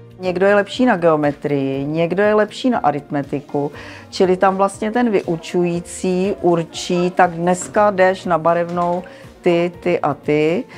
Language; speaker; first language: Czech; native; Czech